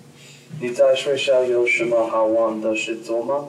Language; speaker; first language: Chinese; non-native, learner; English